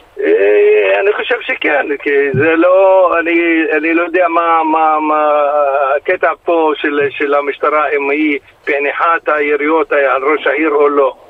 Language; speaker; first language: Hebrew; non-native, local second language; Arabic